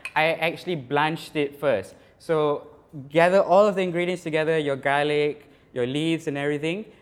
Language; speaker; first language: English; non-native, local second language; Malay